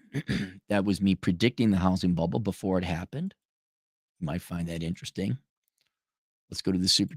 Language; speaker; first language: English; native; English